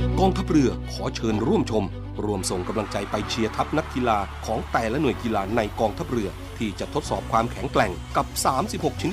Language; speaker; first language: Thai; native; Thai